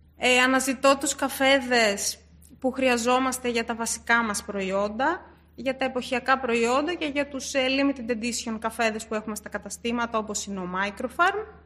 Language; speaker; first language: Greek; early bilingual, other home language; Turkish